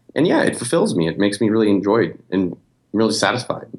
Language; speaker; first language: English; native; English